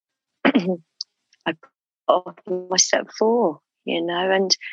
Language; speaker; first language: English; native; English